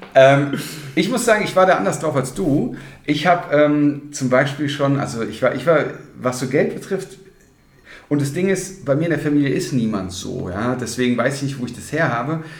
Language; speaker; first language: German; native; German